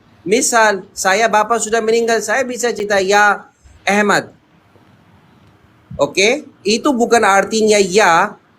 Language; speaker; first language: Indonesian; non-native, learner; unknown